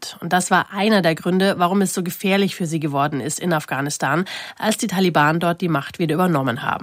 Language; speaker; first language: German; native; German